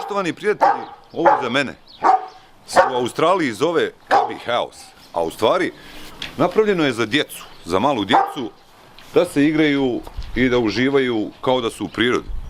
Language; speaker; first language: Bosnian; native; Bosnian